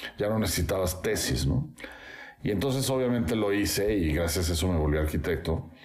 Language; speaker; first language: Spanish; native; Spanish